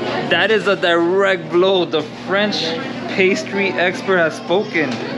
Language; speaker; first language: English; native; English